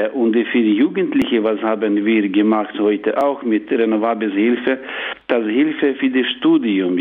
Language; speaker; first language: German; non-native, learner; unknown